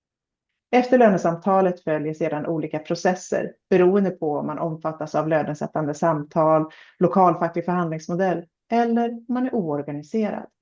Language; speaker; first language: Swedish; native; Swedish